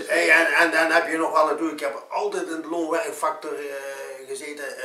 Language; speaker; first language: Dutch; native; Dutch